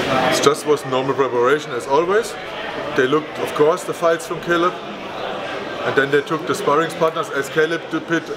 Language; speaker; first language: English; non-native, fluent; German